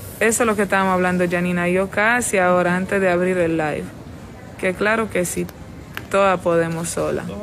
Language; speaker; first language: Spanish; non-native, fluent; Romanian